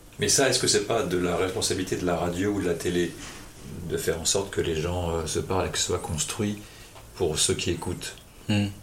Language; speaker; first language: French; native; French